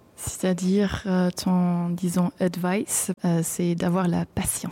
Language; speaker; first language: French; non-native, local second language; Luxembourgish